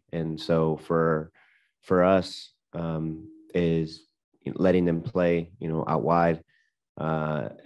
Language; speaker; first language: English; early bilingual, other home language; Spanish